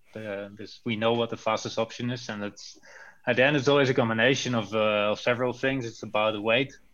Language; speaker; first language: English; non-native, fluent; Dutch